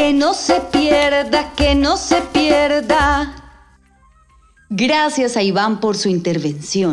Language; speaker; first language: Spanish; native; Spanish